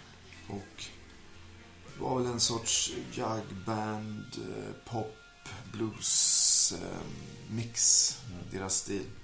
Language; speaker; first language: Swedish; native; Swedish